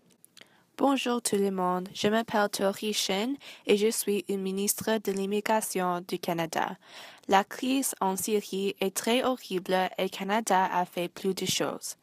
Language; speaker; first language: French; non-native, learner; English